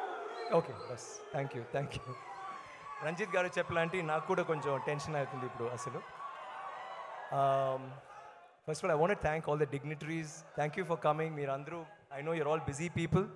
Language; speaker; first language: Telugu; non-native, learner; Tamil